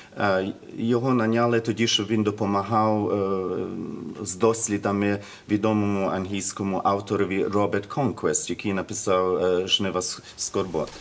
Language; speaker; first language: Ukrainian; early bilingual, heritage; Ukrainian